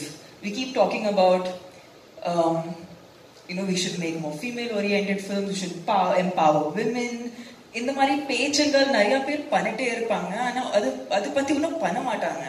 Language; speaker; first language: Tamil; non-native, local second language; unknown